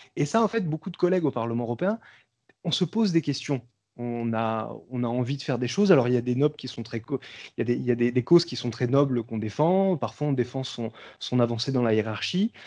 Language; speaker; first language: French; native; French